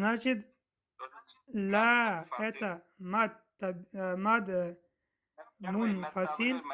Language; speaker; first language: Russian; non-native, local second language; Tajik